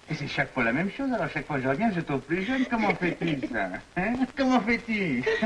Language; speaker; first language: French; native; French